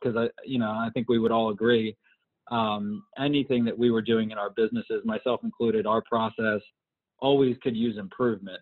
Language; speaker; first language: English; native; English